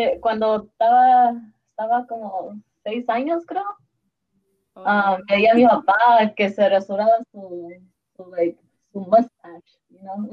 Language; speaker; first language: Spanish; early bilingual, heritage; Spanish